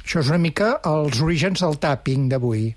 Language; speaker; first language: Catalan; native; Catalan